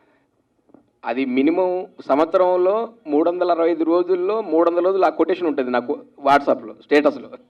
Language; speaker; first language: Telugu; native; Telugu